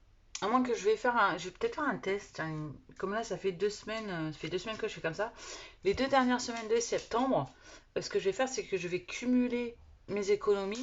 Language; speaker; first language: French; native; French